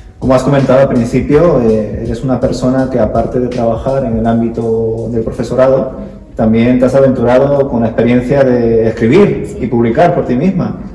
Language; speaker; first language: Spanish; native; Spanish